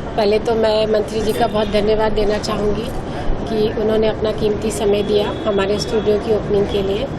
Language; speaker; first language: Hindi; non-native, local second language; Bhojpuri